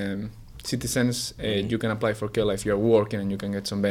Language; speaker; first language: English; non-native, fluent; Spanish